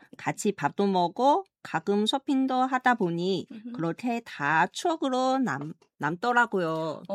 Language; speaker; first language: Korean; non-native, fluent; Chinese